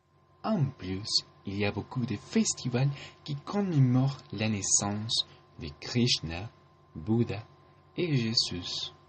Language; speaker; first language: French; non-native, learner; Spanish